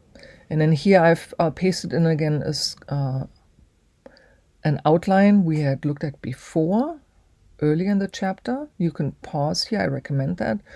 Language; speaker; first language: English; native; English